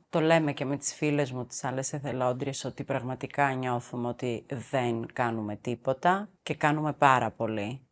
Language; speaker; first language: Greek; early bilingual, heritage; Greek